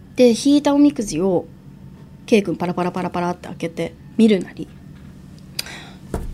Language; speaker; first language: Japanese; native; Japanese